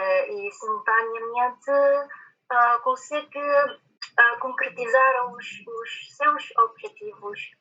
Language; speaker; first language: Portuguese; non-native, fluent; Chinese